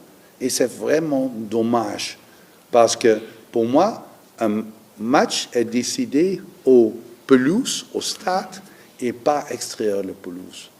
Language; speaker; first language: French; non-native, learner; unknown